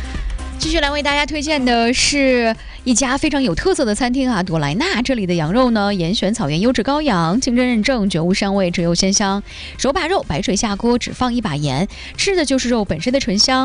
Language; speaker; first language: Chinese; native; Chinese